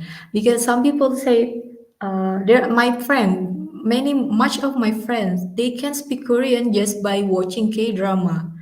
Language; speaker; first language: English; non-native, learner; Indonesian